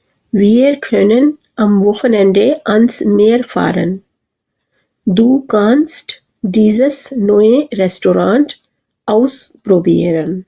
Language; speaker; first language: German; non-native, fluent; Urdu